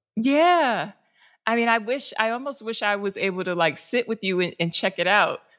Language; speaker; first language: English; native; English